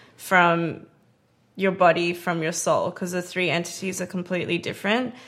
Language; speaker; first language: English; native; English